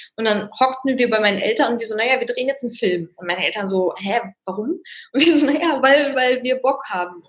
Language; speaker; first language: German; early bilingual, other home language; Russian